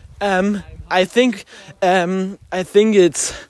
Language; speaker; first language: English; non-native, learner; German